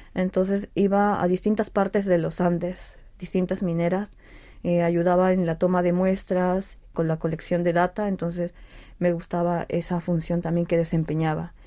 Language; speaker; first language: Spanish; native; Spanish